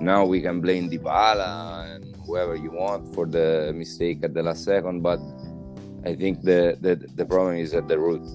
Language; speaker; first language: English; non-native, fluent; Italian